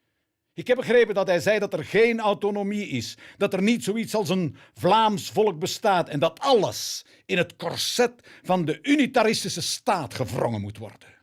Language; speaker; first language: Dutch; native; Dutch